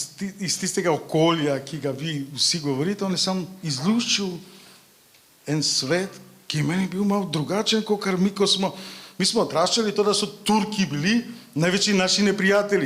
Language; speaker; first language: Slovenian; non-native, fluent; Macedonian